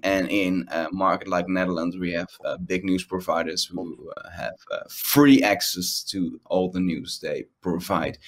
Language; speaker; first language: English; non-native, fluent; Dutch